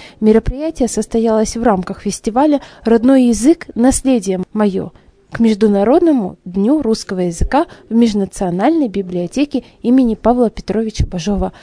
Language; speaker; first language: Russian; native; Russian